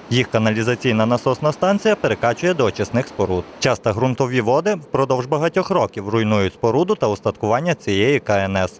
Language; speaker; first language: Ukrainian; native; Ukrainian